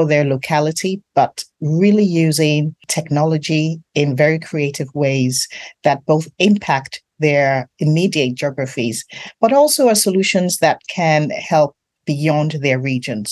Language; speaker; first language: English; non-native, local second language; Yoruba